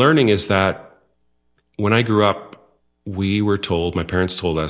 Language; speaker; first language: English; non-native, fluent; Dutch